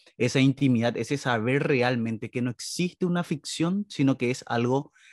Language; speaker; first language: Spanish; native; Spanish